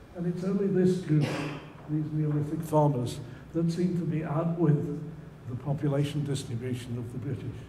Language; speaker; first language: English; native; English